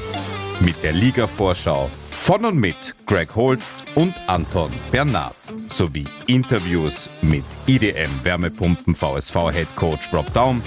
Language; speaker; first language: German; native; German